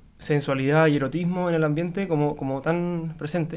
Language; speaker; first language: Spanish; native; Spanish